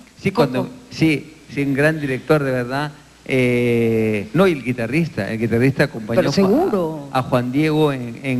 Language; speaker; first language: Spanish; native; Spanish